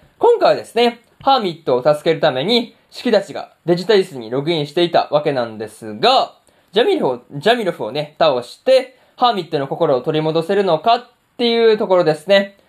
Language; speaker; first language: Japanese; native; Japanese